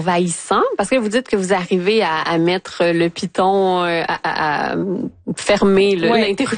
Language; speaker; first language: French; native; French